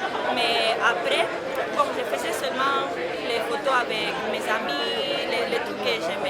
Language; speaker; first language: French; non-native, fluent; Spanish